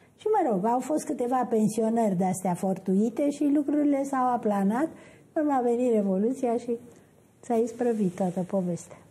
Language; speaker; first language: Romanian; native; Romanian